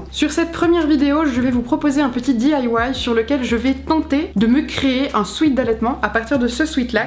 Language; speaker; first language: French; native; French